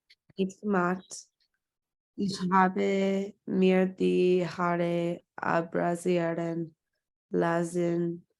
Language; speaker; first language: German; non-native, learner; English